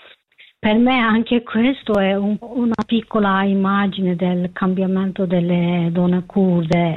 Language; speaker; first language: Italian; non-native, learner; Kurdish